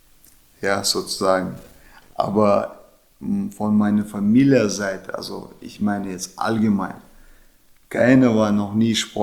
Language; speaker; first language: German; non-native, learner; Chechen